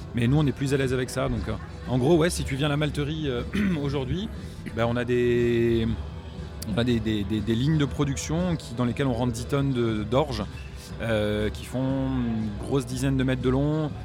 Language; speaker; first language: French; native; French